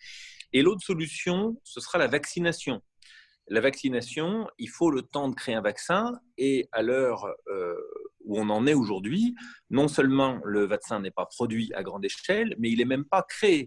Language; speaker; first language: French; native; French